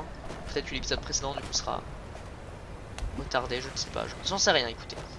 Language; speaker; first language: French; native; French